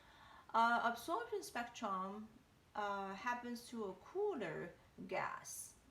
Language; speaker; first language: English; non-native, fluent; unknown